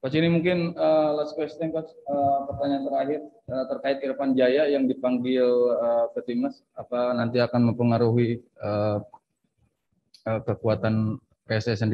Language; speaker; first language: Indonesian; native; Indonesian